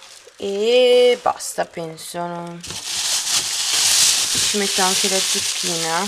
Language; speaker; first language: Italian; native; Italian